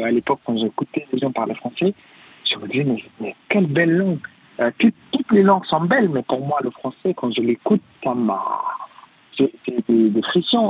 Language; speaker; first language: French; non-native, fluent; Arabic